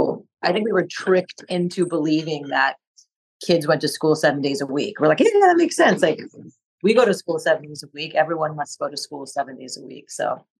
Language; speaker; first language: English; non-native, fluent; French